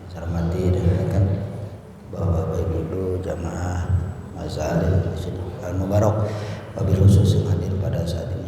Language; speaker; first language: Indonesian; native; Indonesian